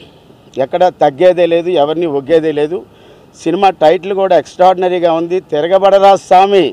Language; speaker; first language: Telugu; native; Telugu